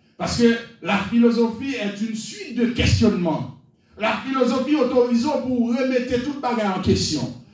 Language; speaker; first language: French; non-native, local second language; Haitian Creole